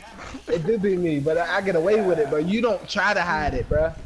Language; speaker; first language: English; native; English